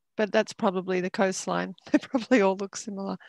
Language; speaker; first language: English; native; English